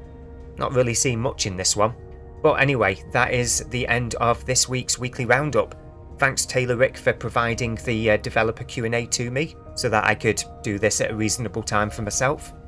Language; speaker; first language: English; native; English